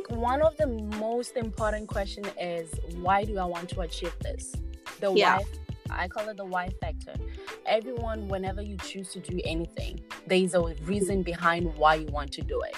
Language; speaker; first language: English; non-native, local second language; Tswana